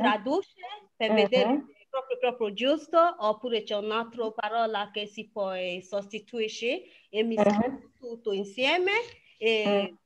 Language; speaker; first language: Italian; non-native, fluent; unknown